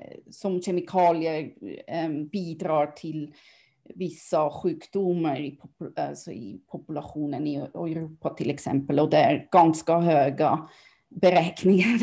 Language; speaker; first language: Swedish; non-native, fluent; German